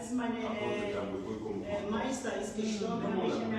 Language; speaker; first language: German; non-native, fluent; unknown